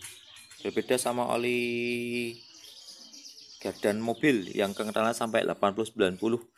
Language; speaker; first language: Indonesian; native; Indonesian